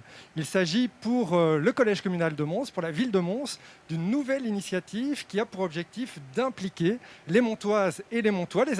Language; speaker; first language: French; native; French